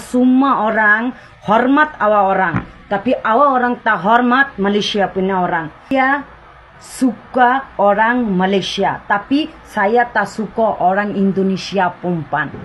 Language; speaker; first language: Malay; non-native, learner; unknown